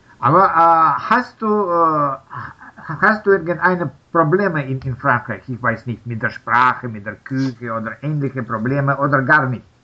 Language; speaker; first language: German; non-native, learner; Russian